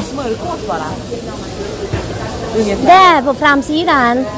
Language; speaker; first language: Swedish; non-native, learner; Thai